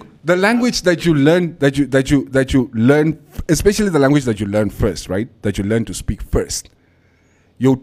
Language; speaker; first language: English; non-native, local second language; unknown